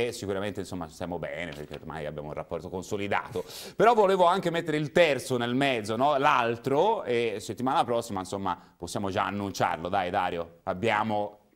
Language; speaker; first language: Italian; native; Italian